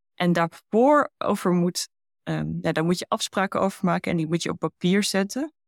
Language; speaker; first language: Dutch; early bilingual, heritage; Dutch